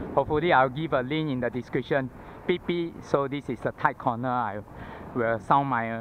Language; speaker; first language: English; non-native, local second language; Chinese